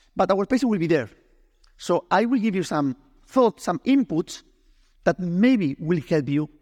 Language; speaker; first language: English; non-native, fluent; Spanish